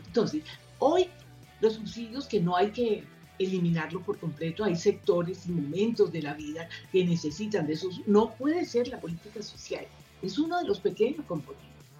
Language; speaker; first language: Spanish; native; Spanish